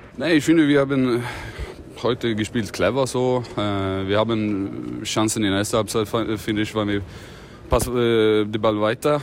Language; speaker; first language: German; non-native, learner; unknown